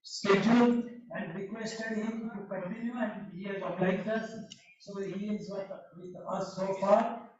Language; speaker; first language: English; non-native, local second language; Gujarati